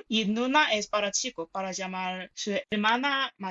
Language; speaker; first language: Spanish; non-native, fluent; Korean